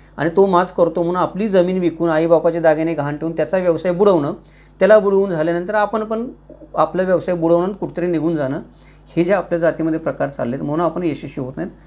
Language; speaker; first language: Marathi; native; Marathi